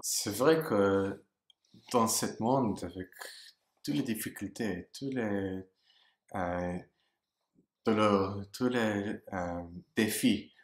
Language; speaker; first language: French; non-native, learner; English